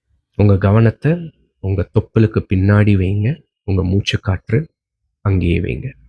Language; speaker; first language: Tamil; native; Tamil